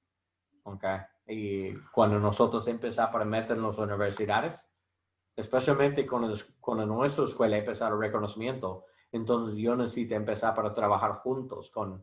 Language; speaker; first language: Spanish; non-native, learner; English